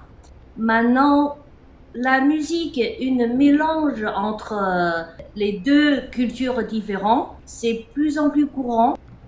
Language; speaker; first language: French; non-native, fluent; Chinese